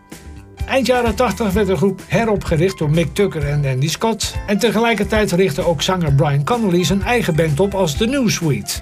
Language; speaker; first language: Dutch; native; Dutch